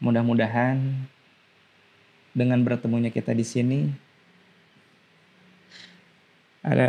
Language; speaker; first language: Indonesian; non-native, local second language; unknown